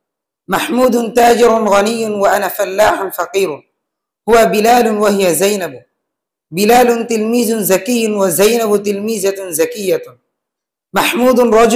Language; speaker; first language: Arabic; non-native, learner; Bangla